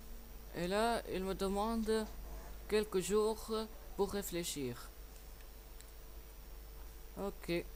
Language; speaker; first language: French; non-native, learner; English